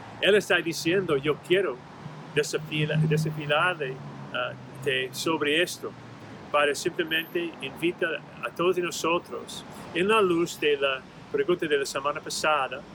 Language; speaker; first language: Spanish; non-native, fluent; English